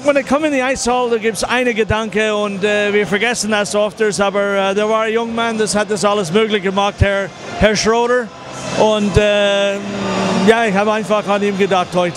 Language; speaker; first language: German; non-native, fluent; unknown